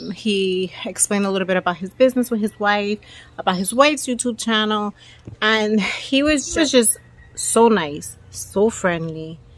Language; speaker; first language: English; early bilingual, other home language; Spanish